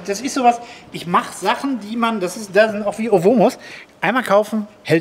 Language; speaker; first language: German; native; German